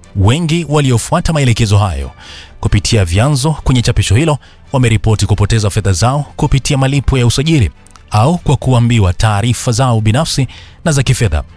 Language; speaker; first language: Swahili; native; Swahili